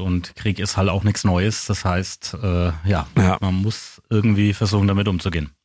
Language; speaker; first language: German; native; German